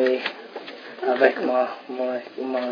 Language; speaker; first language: French; non-native, learner; English